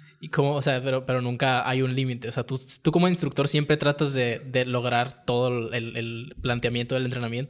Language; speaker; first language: Spanish; native; Spanish